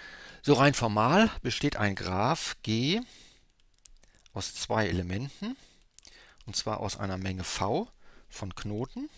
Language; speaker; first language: German; native; German